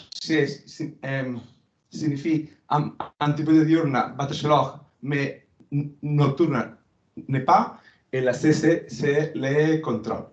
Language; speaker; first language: French; non-native, fluent; Spanish